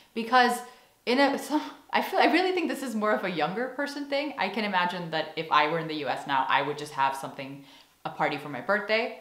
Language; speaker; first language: English; native; English